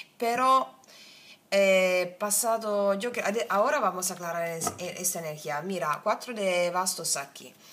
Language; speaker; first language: Spanish; non-native, fluent; Italian